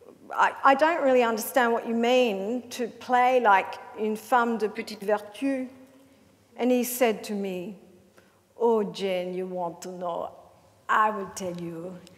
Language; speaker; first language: English; native; English